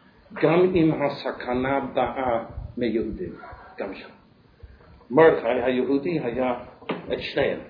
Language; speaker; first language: Hebrew; non-native, fluent; English